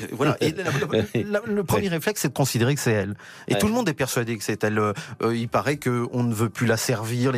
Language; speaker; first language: French; native; French